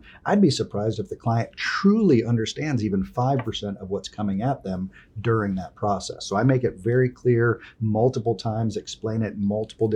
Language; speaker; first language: English; early bilingual, other home language; Spanish